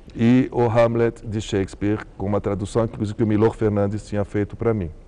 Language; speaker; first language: Portuguese; early bilingual, heritage; Arabic